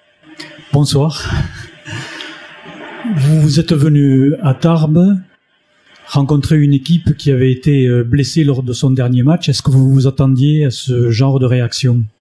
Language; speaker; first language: French; native; French